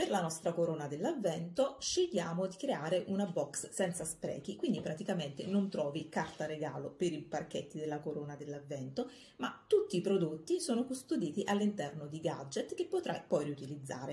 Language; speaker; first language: Italian; native; Italian